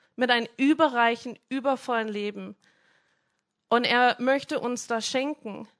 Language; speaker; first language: German; non-native, fluent; English